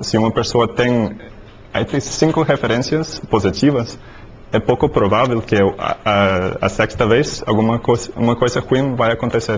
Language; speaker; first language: Portuguese; non-native, learner; English